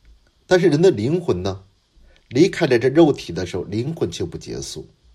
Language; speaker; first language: Chinese; non-native, fluent; Korean